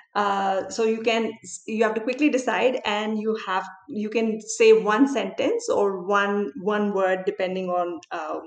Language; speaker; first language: English; non-native, local second language; Hindi